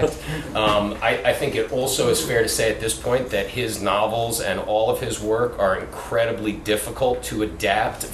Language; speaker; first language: English; native; English